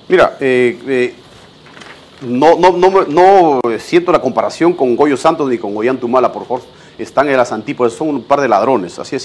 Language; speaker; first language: Spanish; native; Spanish